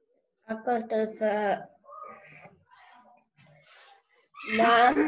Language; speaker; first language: Arabic; non-native, learner; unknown